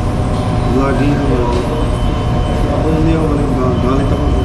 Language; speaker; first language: Filipino; non-native, learner; Punjabi